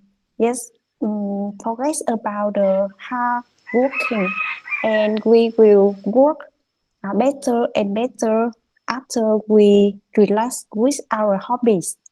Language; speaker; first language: English; non-native, fluent; Vietnamese